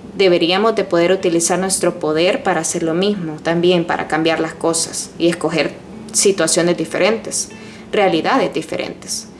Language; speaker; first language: Spanish; native; Spanish